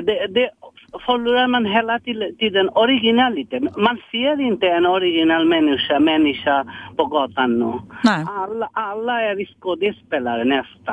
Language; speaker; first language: Swedish; non-native, learner; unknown